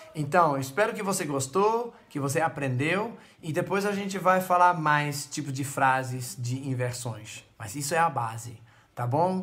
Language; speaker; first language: Portuguese; non-native, fluent; Dutch